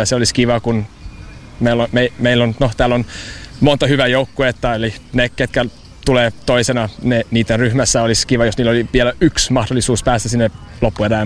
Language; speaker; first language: Finnish; non-native, fluent; English